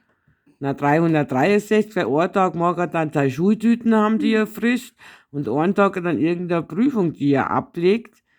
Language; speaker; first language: German; native; German